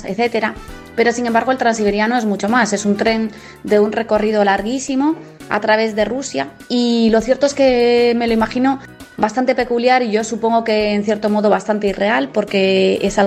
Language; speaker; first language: Spanish; native; Spanish